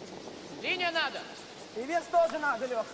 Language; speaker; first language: Russian; native; Russian